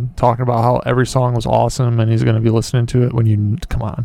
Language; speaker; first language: English; native; English